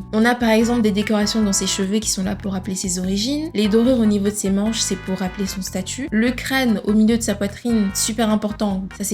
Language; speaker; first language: French; native; French